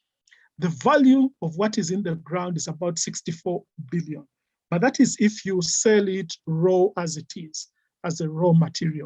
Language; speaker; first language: English; non-native, local second language; Ganda